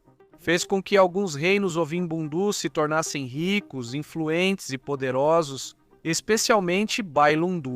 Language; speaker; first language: Portuguese; native; Portuguese